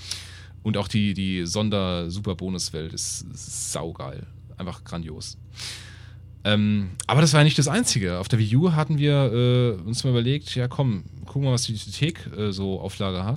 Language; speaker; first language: German; native; German